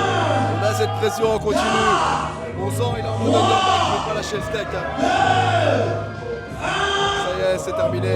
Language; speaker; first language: French; native; French